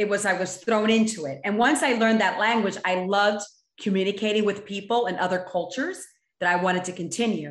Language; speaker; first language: English; native; English